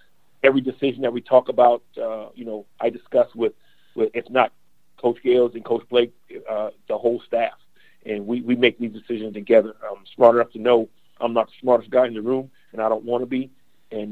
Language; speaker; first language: English; native; English